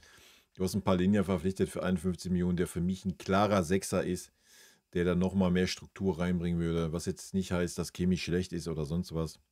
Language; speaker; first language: German; native; German